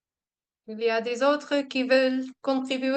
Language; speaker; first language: French; non-native, fluent; English